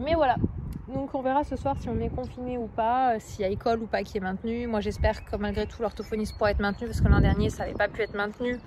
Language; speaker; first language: French; native; French